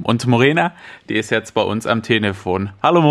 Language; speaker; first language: German; native; German